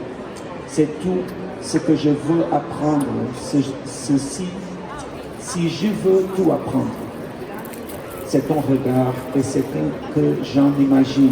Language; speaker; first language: French; non-native, fluent; Portuguese